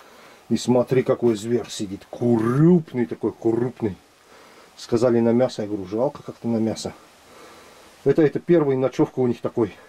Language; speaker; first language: Russian; native; Russian